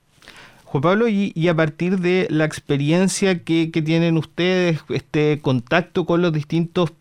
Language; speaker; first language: Spanish; native; Spanish